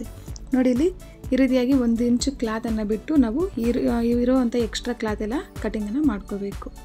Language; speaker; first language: Kannada; native; Kannada